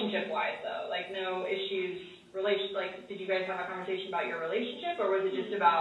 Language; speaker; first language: English; native; English